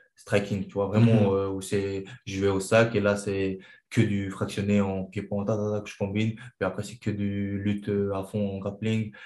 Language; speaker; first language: French; non-native, fluent; Chechen